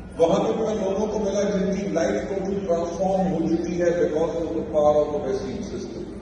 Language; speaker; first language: Hindi; native; Hindi